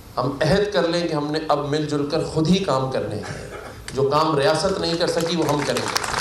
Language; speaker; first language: Urdu; native; Urdu